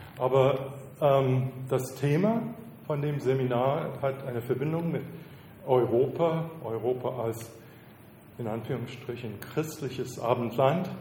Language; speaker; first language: German; non-native, fluent; English